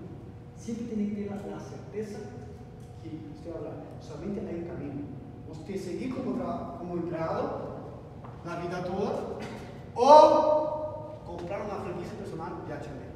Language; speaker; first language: Spanish; non-native, learner; Portuguese